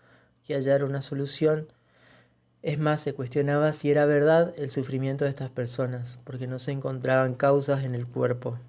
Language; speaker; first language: Spanish; native; Spanish